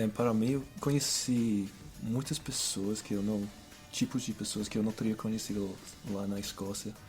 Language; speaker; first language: Portuguese; non-native, fluent; English